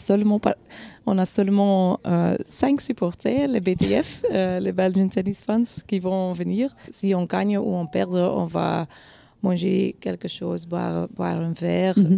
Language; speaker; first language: French; non-native, local second language; Dutch